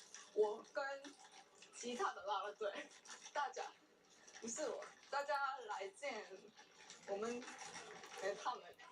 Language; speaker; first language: Chinese; non-native, learner; Korean